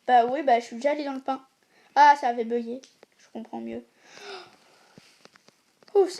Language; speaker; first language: French; native; French